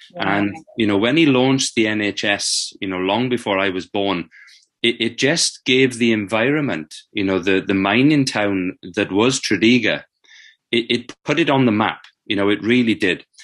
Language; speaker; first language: English; native; English